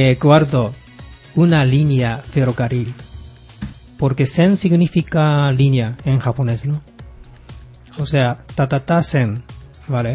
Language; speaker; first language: Spanish; non-native, fluent; Japanese